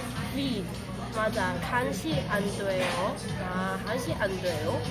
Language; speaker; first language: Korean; non-native, learner; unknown